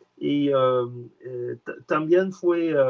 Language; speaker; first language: Spanish; non-native, learner; French